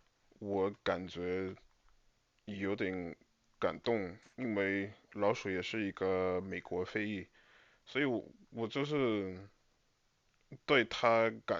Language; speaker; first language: Chinese; non-native, fluent; English